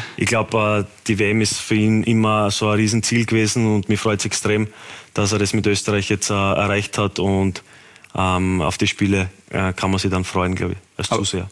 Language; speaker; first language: German; native; German